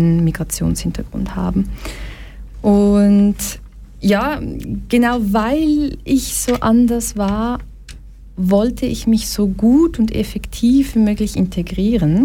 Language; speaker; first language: German; early bilingual, other home language; Portuguese